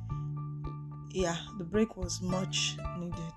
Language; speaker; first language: English; non-native, local second language; Yoruba